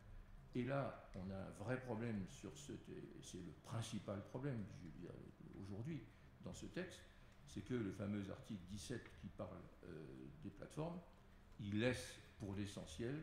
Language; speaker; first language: French; native; French